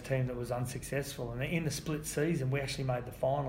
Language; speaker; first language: English; native; English